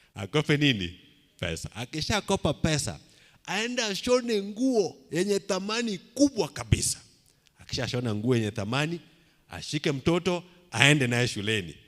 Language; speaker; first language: Swahili; non-native, local second language; Luo (Kenya and Tanzania)